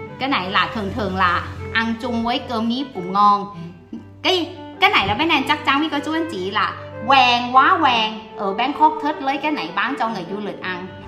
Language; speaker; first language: Vietnamese; non-native, learner; Thai